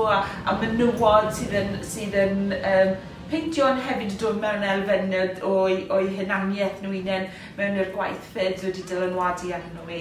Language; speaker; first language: Welsh; native; Welsh